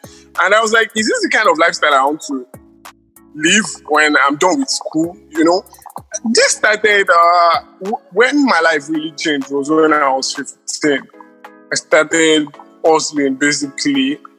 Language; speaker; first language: English; non-native, local second language; Yoruba